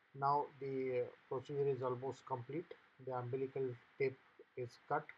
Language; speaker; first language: English; non-native, local second language; Marathi